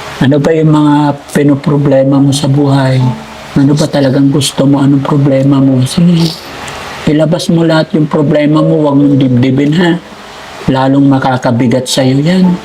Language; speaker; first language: Filipino; native; Filipino